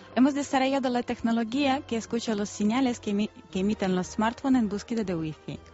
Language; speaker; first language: Spanish; non-native, fluent; Russian